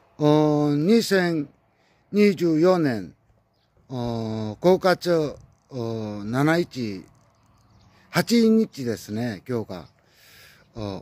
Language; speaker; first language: Japanese; non-native, learner; Korean